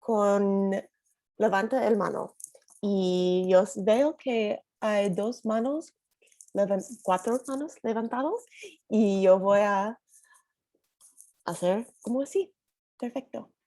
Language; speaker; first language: Spanish; non-native, learner; English